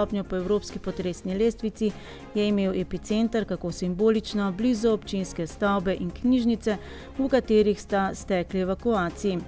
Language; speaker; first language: Slovenian; native; Slovenian